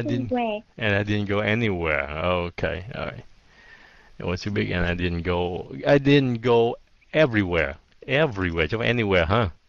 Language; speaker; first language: English; non-native, fluent; Vietnamese